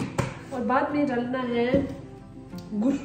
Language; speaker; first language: Hindi; non-native, local second language; Tibetan